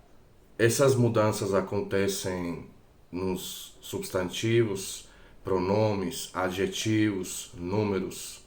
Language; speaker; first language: Portuguese; non-native, fluent; Croatian